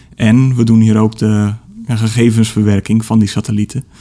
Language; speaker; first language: Dutch; native; Dutch